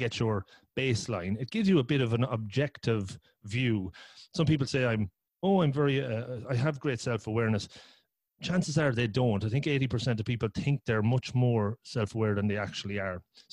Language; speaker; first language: English; native; English